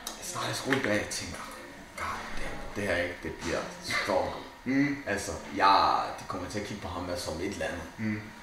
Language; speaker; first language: Danish; early bilingual, other home language; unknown